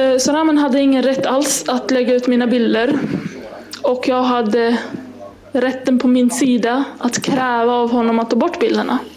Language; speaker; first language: Swedish; early bilingual, other home language; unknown